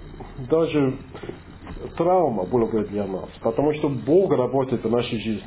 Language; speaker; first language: Russian; non-native, fluent; English